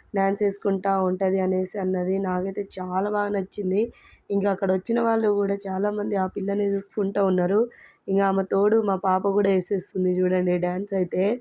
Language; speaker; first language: Telugu; native; Telugu